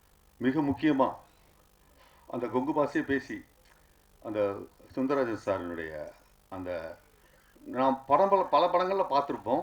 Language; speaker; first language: Tamil; native; Tamil